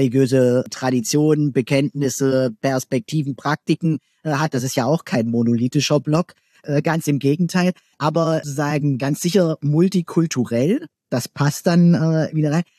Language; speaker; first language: German; native; German